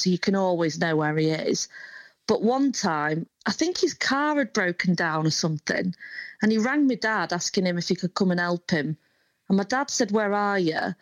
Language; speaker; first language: English; native; English